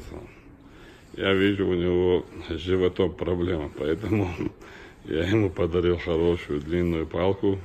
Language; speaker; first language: Russian; non-native, local second language; Chechen